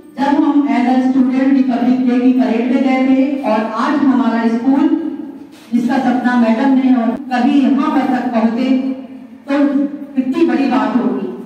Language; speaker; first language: Hindi; native; Hindi